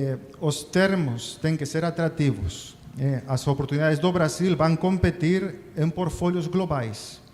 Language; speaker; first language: Portuguese; non-native, fluent; Spanish